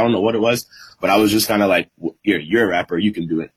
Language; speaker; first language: English; native; English